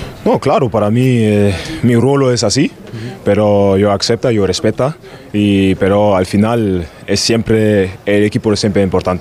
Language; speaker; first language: Spanish; non-native, learner; German